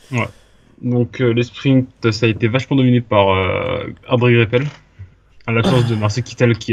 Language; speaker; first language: French; native; French